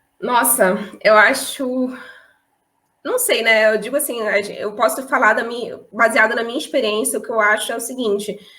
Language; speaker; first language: Portuguese; native; Portuguese